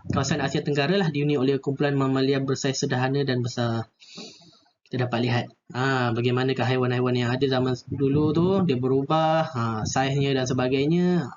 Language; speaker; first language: Malay; native; Malay